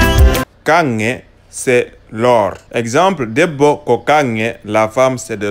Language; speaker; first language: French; non-native, local second language; Fula